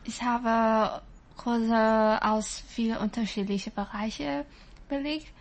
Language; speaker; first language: German; non-native, learner; Chinese